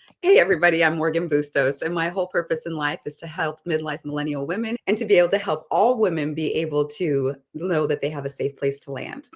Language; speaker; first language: English; native; English